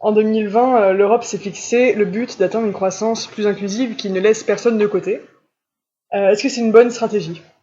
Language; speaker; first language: French; native; French